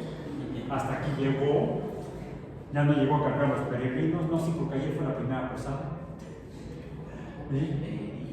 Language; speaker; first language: Spanish; native; Spanish